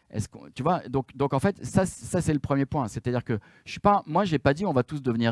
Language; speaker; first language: French; native; French